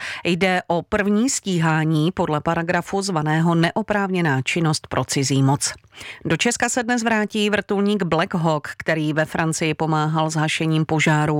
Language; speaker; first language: Czech; native; Czech